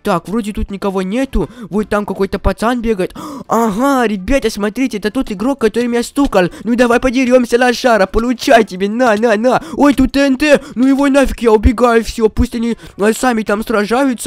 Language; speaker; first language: Russian; native; Russian